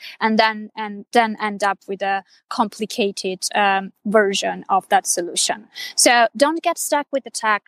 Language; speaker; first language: English; non-native, fluent; Armenian